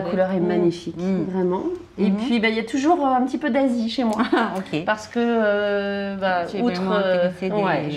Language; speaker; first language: French; native; French